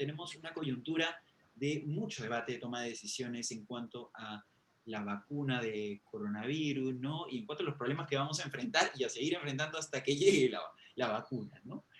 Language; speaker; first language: Spanish; native; Spanish